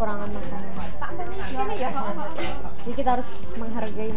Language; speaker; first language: Indonesian; native; Indonesian